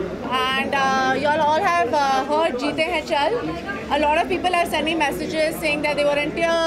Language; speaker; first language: English; non-native, local second language; Hindi